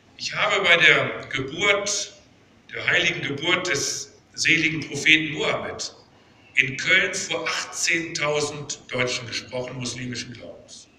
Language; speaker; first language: German; native; German